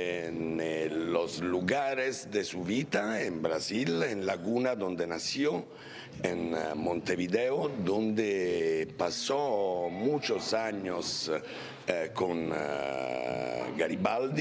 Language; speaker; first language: Spanish; non-native, learner; Italian